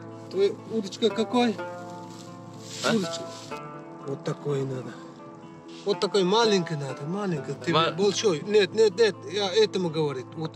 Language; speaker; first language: Russian; non-native, learner; Uzbek